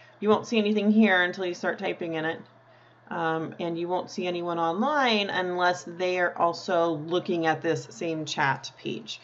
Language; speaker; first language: English; native; English